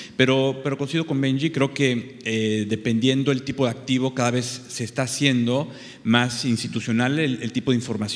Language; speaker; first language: Spanish; native; Spanish